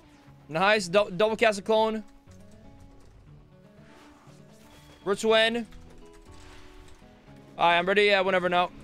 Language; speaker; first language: English; non-native, fluent; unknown